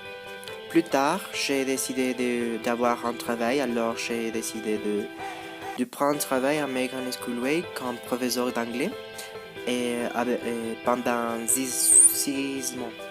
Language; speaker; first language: French; non-native, learner; Spanish